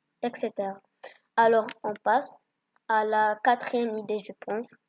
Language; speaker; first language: French; non-native, learner; Arabic